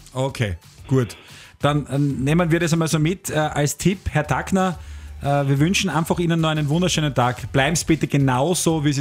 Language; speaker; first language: German; native; German